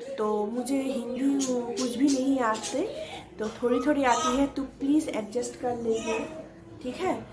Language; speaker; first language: Hindi; non-native, local second language; Bangla